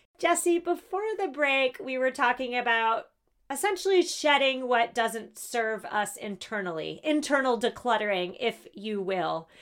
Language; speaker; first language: English; native; English